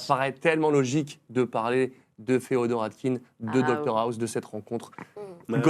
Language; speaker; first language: French; native; French